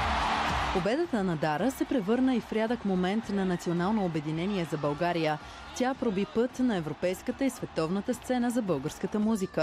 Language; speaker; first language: Bulgarian; native; Bulgarian